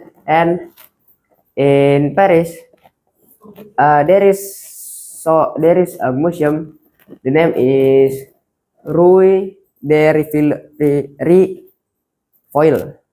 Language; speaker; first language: English; non-native, learner; Indonesian